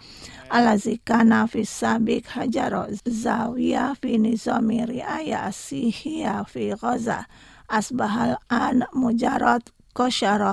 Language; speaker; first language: Arabic; non-native, fluent; Indonesian